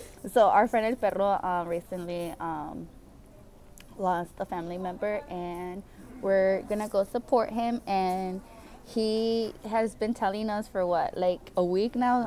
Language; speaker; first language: English; early bilingual, other home language; Spanish